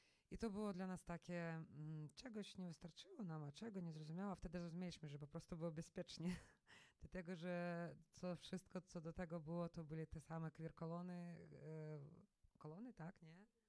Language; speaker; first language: Polish; non-native, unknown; Russian